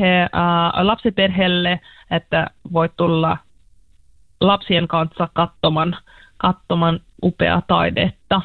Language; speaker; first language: Finnish; non-native, learner; Russian